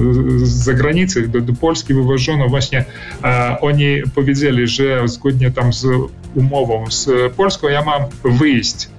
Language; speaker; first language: Polish; early bilingual, heritage; Polish